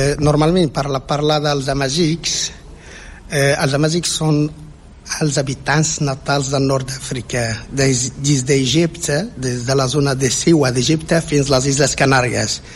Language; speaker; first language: Catalan; non-native, learner; Central Atlas Tamazight